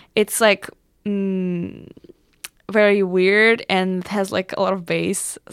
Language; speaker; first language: English; non-native, fluent; Russian